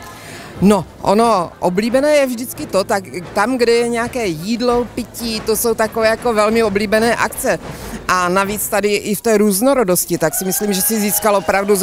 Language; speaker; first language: Czech; native; Czech